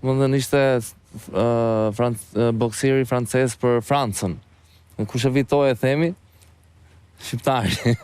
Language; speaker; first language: Albanian; native; Albanian